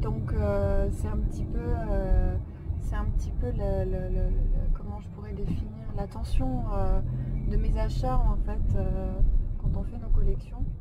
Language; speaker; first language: French; native; French